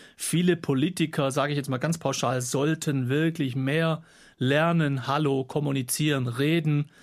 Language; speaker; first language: German; native; German